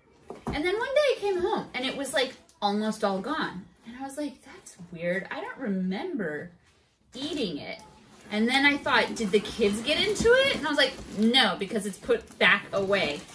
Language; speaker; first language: English; native; English